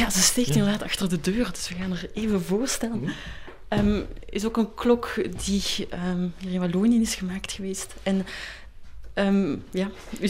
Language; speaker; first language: Dutch; native; Dutch